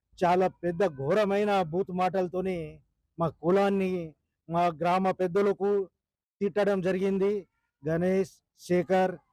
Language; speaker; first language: Telugu; non-native, local second language; Lambadi